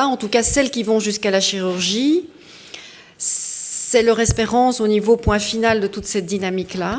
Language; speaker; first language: French; native; French